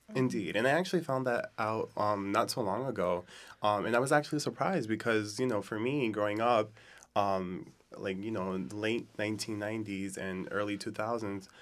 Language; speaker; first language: English; native; English